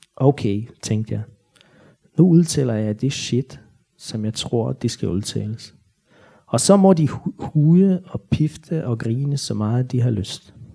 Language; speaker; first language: Danish; non-native, fluent; Bosnian